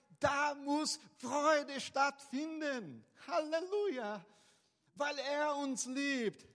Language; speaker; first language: German; non-native, fluent; Portuguese